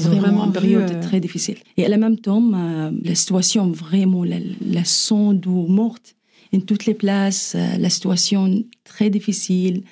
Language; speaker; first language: French; non-native, learner; Arabic